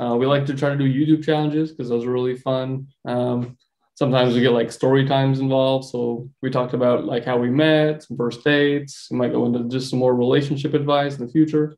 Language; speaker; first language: English; native; English